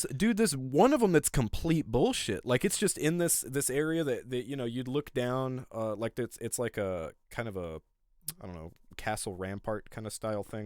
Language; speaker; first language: English; native; English